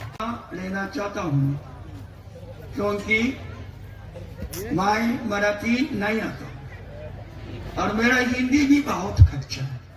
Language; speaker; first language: Hindi; non-native, learner; Japanese